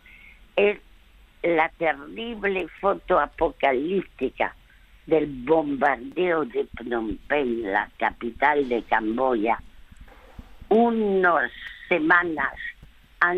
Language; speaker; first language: Spanish; non-native, fluent; French